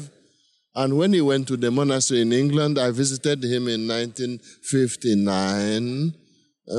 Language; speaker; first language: English; non-native, local second language; Igbo